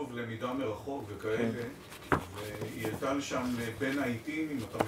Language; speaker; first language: Hebrew; native; Hebrew